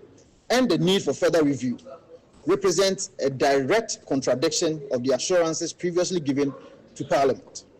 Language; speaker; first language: English; native; English